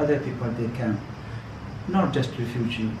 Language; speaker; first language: English; non-native, learner; Persian